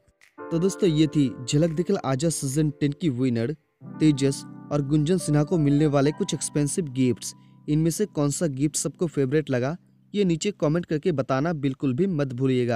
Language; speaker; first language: Hindi; native; Hindi